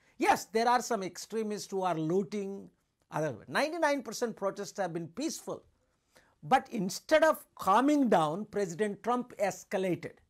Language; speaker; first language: English; non-native, local second language; Telugu